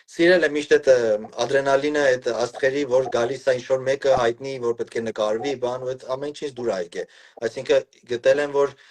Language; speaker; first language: Armenian; early bilingual, heritage; Armenian